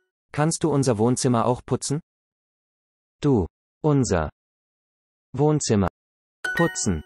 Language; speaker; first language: German; non-native, learner; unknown